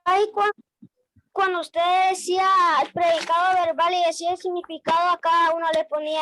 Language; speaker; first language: Spanish; native; Spanish